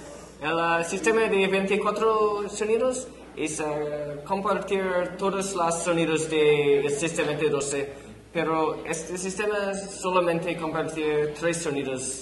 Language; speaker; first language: Spanish; non-native, learner; English